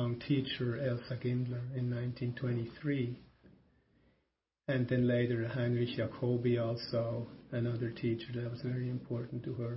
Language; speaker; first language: English; non-native, fluent; German